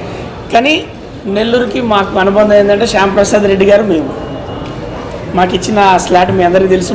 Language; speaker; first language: Telugu; native; Telugu